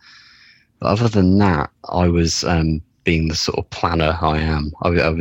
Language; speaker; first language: English; native; English